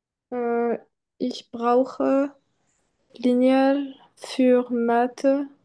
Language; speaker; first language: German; non-native, learner; French